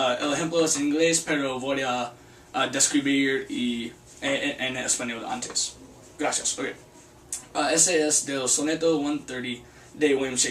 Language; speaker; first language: Spanish; non-native, learner; English